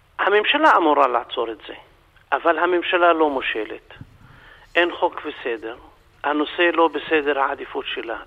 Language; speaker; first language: Hebrew; non-native, local second language; Arabic